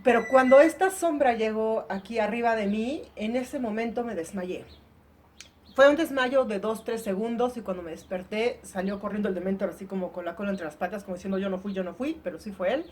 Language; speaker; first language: Spanish; native; Spanish